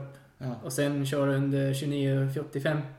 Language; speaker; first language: Swedish; non-native, fluent; English